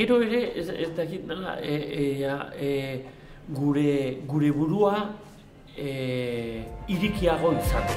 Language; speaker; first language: Basque; non-native, local second language; Spanish